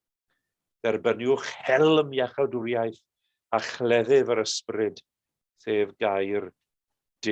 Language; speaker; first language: Welsh; native; Welsh